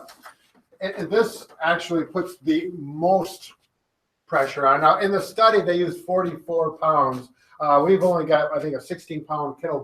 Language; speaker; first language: English; native; English